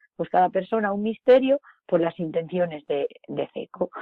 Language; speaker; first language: Spanish; native; Spanish